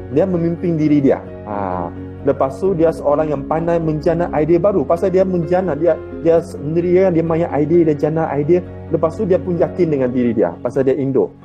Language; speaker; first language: Malay; non-native, local second language; Chinese